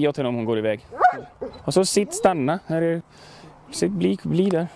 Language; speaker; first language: Swedish; native; Swedish